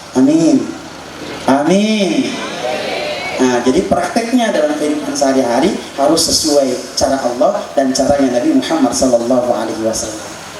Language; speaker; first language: Indonesian; non-native, local second language; Buginese